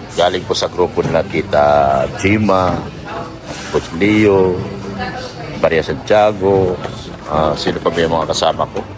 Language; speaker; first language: Filipino; non-native, local second language; Cebuano